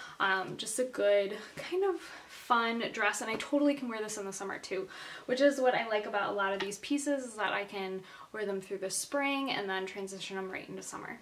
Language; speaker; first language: English; native; English